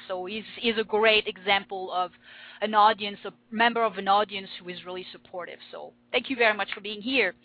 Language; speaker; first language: English; non-native, fluent; French